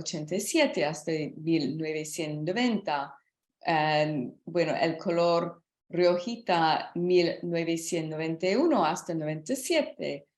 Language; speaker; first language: Spanish; non-native, learner; English